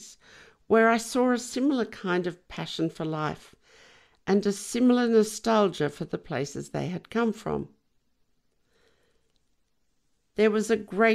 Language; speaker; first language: English; non-native, local second language; Yiddish